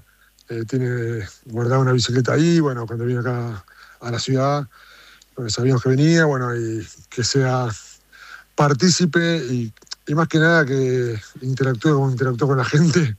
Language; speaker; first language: Spanish; native; Spanish